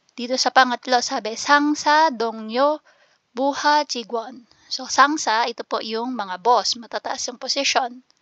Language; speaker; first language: Filipino; native; Filipino